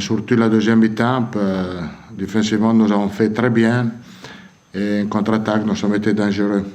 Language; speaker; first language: French; non-native, fluent; Italian